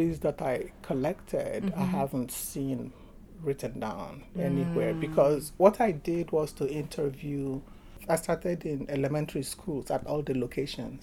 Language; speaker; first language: English; non-native, local second language; Igbo